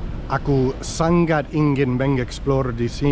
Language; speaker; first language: Indonesian; non-native, learner; English